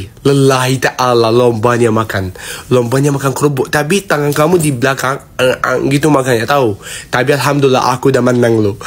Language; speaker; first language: Indonesian; non-native, fluent; Arabic